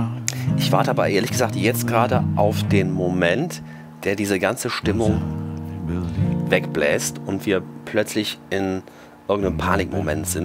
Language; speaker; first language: German; native; German